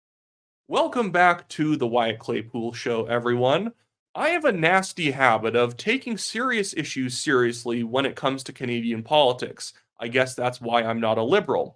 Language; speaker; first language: English; native; English